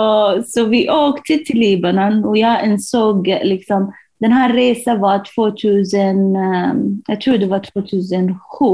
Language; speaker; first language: Swedish; non-native, fluent; Arabic